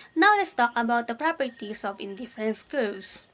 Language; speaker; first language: English; non-native, local second language; Filipino